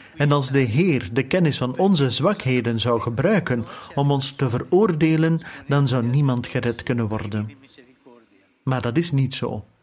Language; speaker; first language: Dutch; native; Dutch